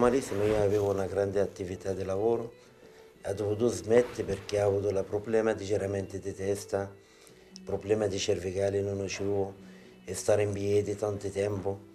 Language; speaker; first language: Italian; non-native, learner; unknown